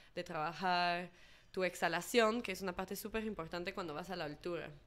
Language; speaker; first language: Spanish; non-native, fluent; English